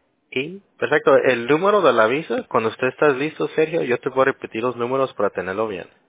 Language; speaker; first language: Spanish; early bilingual, heritage; Spanish